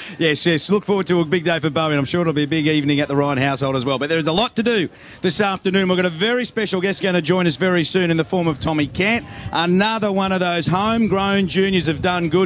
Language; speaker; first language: English; native; English